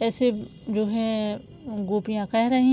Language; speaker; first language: Hindi; native; Hindi